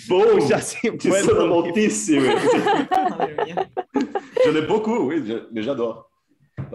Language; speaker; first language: French; non-native, fluent; Portuguese